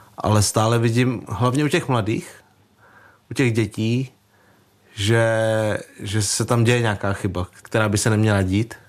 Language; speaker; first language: Czech; early bilingual, other home language; Vietnamese